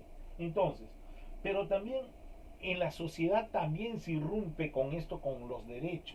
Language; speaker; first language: Spanish; native; Spanish